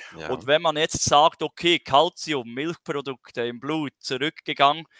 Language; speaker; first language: German; native; German